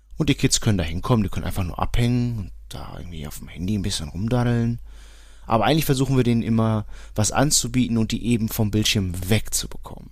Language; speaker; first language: German; early bilingual, other home language; Portuguese